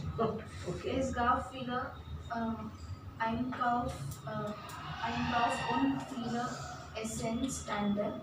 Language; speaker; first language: German; non-native, learner; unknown